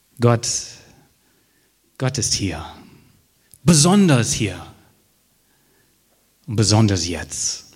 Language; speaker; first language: German; non-native, fluent; English